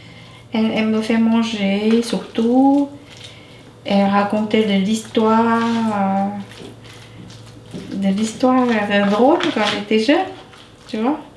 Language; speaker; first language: French; non-native, learner; Vietnamese